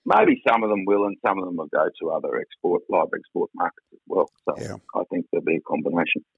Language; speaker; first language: English; native; English